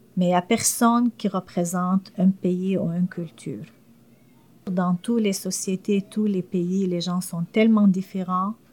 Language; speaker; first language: French; non-native, fluent; Arabic